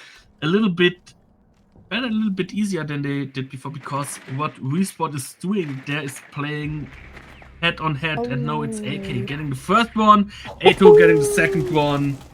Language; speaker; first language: English; non-native, fluent; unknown